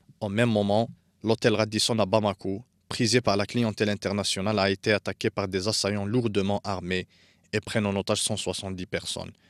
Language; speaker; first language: French; non-native, local second language; Arabic